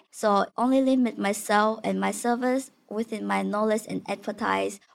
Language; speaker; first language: English; non-native, fluent; Vietnamese